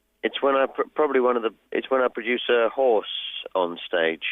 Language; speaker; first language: English; native; English